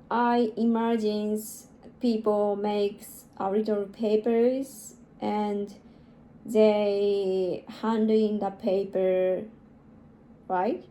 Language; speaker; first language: English; non-native, learner; Japanese